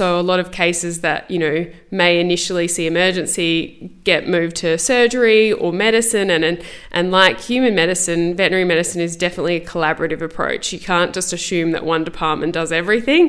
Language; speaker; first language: English; native; English